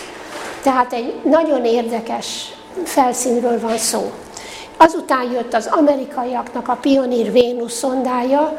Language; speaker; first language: Hungarian; native; Hungarian